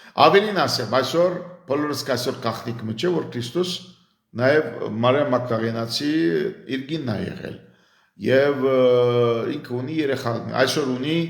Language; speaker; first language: Armenian; early bilingual, heritage; Armenian